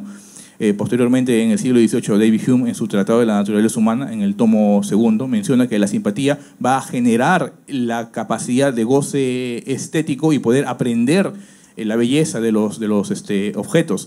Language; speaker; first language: Spanish; native; Spanish